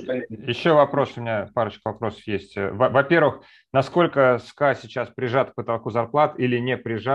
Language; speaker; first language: Russian; native; Russian